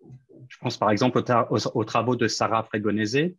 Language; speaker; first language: French; native; French